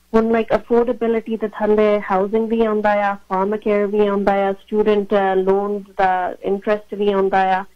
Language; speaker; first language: Punjabi; early bilingual, heritage; Punjabi